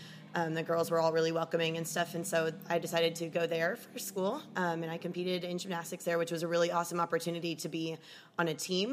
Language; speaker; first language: English; native; English